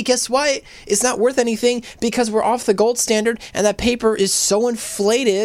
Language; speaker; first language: English; native; English